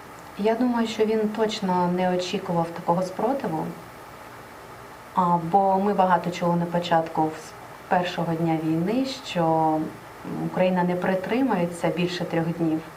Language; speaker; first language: Ukrainian; non-native, local second language; Russian